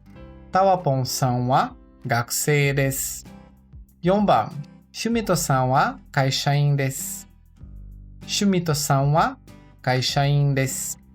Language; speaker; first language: Japanese; non-native, learner; Portuguese